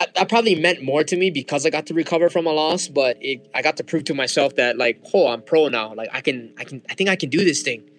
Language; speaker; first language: English; early bilingual, other home language; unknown